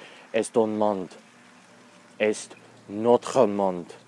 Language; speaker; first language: French; non-native, learner; English